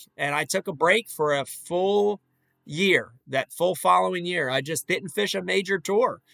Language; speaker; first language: English; native; English